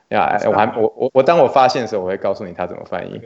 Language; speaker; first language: Chinese; native; Chinese